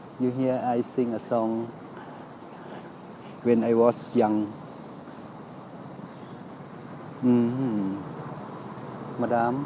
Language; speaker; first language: English; non-native, learner; Thai